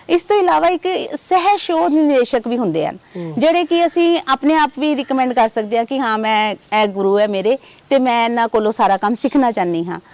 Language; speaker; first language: Punjabi; non-native, local second language; Hindi